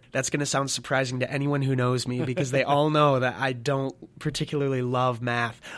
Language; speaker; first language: English; native; English